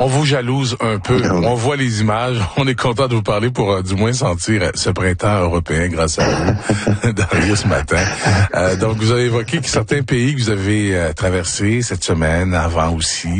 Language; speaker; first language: French; native; French